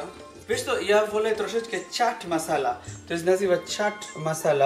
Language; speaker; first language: Polish; non-native, learner; Bangla